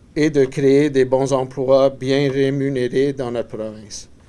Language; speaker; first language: French; native; French